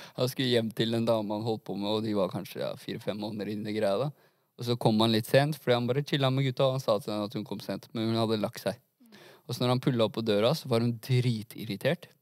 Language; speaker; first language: Norwegian; early bilingual, other home language; Persian